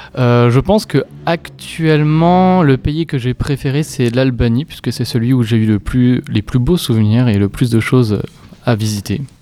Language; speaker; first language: French; native; French